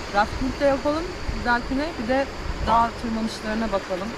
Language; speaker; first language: Turkish; native; Turkish